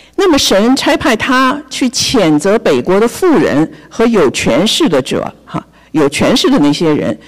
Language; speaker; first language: Chinese; native; Chinese